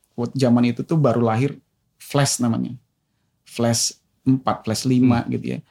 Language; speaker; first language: Indonesian; native; Indonesian